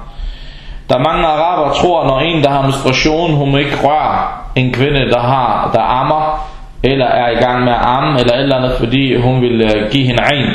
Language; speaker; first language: Danish; early bilingual, other home language; Arabic